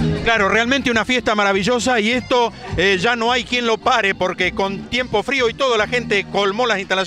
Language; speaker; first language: Spanish; native; Spanish